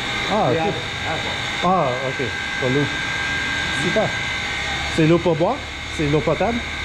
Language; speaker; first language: French; non-native, local second language; English